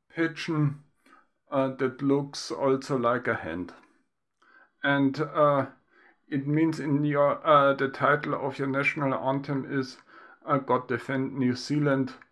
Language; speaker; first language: English; non-native, fluent; German